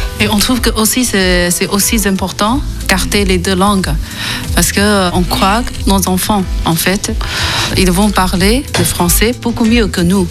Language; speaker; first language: French; non-native, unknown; Chinese